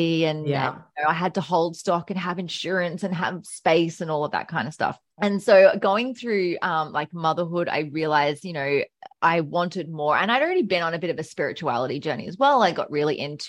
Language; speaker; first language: English; native; English